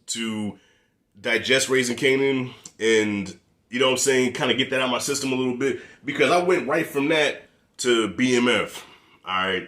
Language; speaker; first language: English; native; English